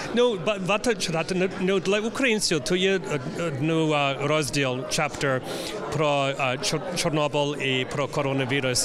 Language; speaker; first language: Ukrainian; early bilingual, heritage; English